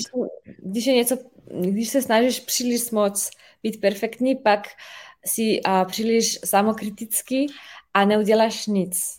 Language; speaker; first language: Czech; non-native, fluent; Slovenian